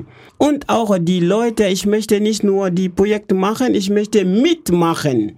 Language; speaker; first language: German; non-native, learner; French